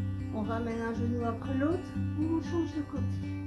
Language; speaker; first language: French; native; French